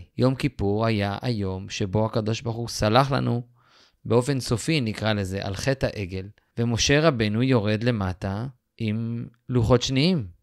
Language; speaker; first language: Hebrew; native; Hebrew